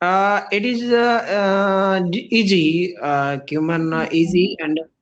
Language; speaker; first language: English; non-native, learner; Rajasthani